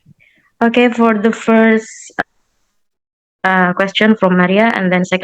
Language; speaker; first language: English; non-native, learner; Indonesian